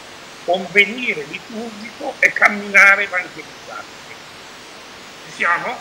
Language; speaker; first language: Italian; native; Italian